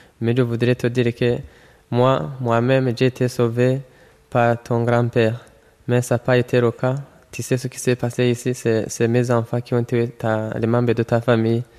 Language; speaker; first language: French; non-native, local second language; Rundi